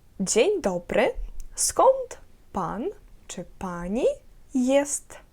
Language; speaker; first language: Polish; non-native, fluent; Ukrainian